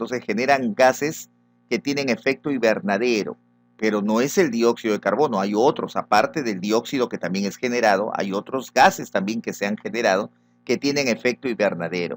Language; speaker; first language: Spanish; native; Spanish